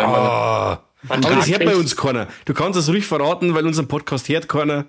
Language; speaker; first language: German; native; German